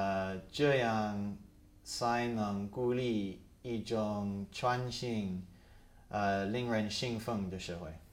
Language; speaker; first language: Chinese; non-native, fluent; English